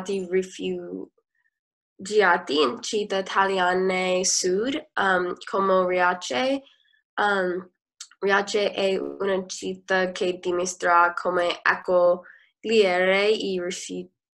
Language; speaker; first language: Italian; non-native, learner; English